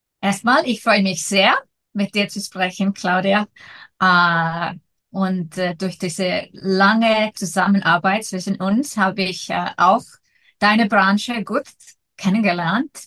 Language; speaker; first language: German; non-native, fluent; Icelandic